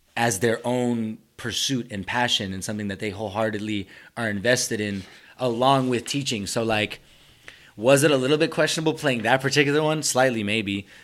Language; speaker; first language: English; early bilingual, other home language; Spanish